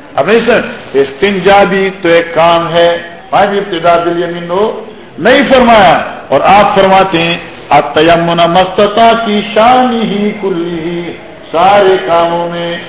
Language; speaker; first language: Urdu; non-native, local second language; Northern Hindko